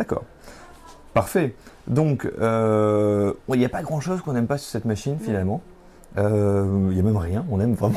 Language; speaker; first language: French; native; French